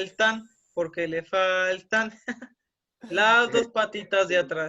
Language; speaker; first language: Spanish; native; Spanish